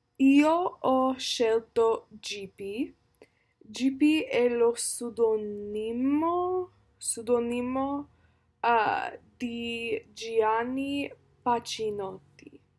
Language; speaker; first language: Italian; non-native, learner; English